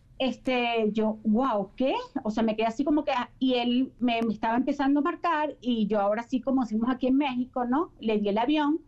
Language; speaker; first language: Spanish; native; Spanish